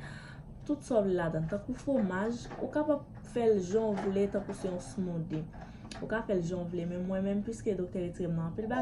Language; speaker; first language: French; non-native, learner; Haitian Creole